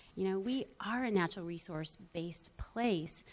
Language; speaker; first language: English; native; English